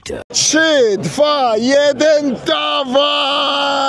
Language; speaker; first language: Polish; non-native, learner; English